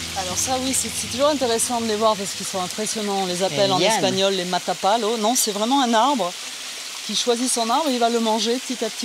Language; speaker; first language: French; native; French